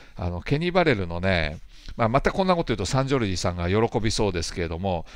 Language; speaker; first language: Japanese; native; Japanese